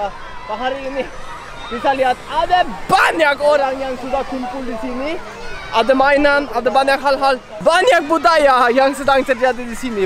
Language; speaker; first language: Indonesian; non-native, fluent; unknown